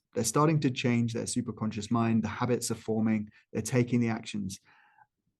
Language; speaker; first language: English; native; English